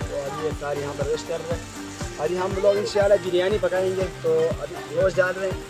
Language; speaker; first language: Hindi; non-native, local second language; Balti